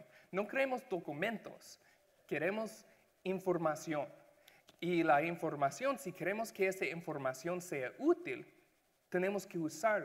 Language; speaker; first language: Spanish; non-native, learner; English